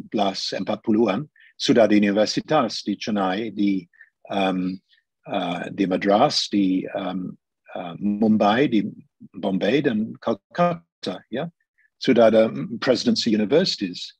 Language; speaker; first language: Indonesian; non-native, fluent; English